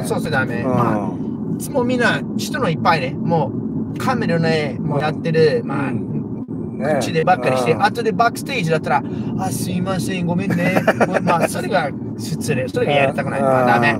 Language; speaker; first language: Japanese; non-native, learner; Portuguese